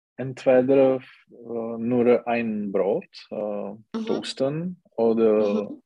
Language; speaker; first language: German; non-native, learner; Czech